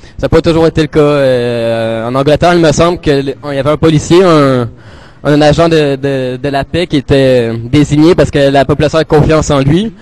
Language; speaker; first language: French; native; French